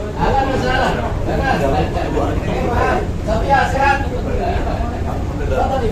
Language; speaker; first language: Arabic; non-native, fluent; Indonesian